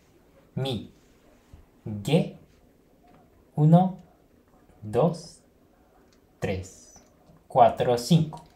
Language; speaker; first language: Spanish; non-native, fluent; Japanese